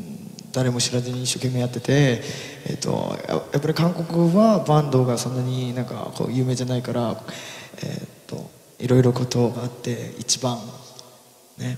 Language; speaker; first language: Japanese; non-native, fluent; Korean